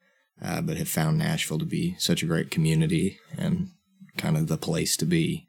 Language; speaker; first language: English; native; English